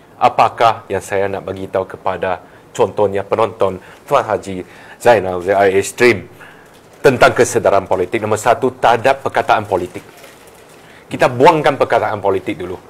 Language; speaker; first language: Malay; non-native, local second language; Chinese